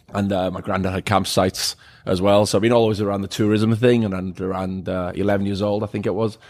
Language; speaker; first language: English; native; English